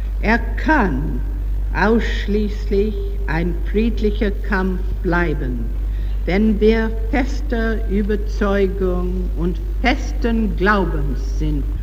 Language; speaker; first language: German; non-native, learner; English